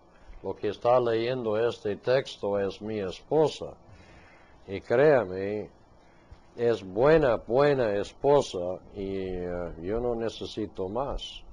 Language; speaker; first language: Spanish; non-native, fluent; English